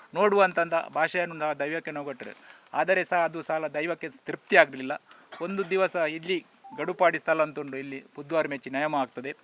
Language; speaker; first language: Kannada; native; Kannada